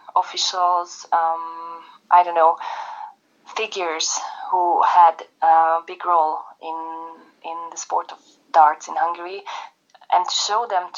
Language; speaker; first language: English; non-native, fluent; Hungarian